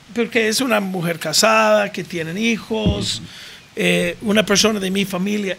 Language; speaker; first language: Spanish; non-native, fluent; English